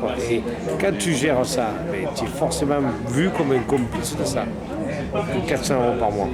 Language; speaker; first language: French; native; French